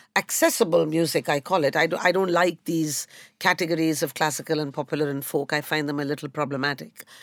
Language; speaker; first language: English; non-native, local second language; Bangla